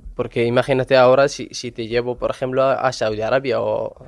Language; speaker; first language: Spanish; non-native, fluent; Arabic